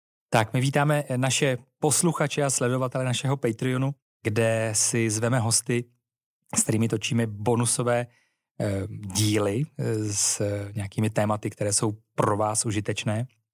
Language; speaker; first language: Czech; native; Czech